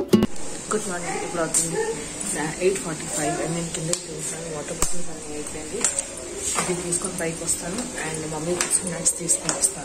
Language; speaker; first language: Telugu; native; Telugu